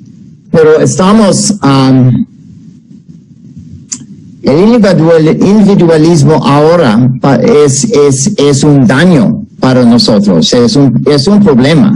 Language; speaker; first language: Spanish; non-native, fluent; English